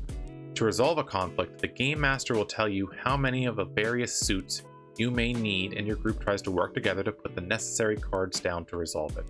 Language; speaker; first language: English; native; English